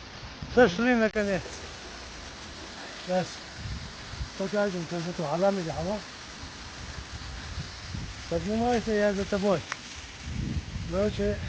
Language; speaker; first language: Russian; non-native, local second language; Chechen